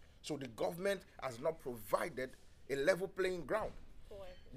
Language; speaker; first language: English; non-native, local second language; Yoruba